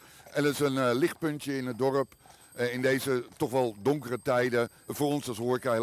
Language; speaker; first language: Dutch; native; Dutch